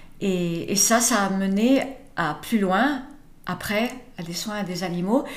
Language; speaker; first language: French; early bilingual, other home language; English